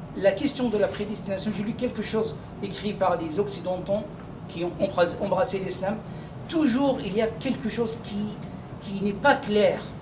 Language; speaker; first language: French; non-native, fluent; Arabic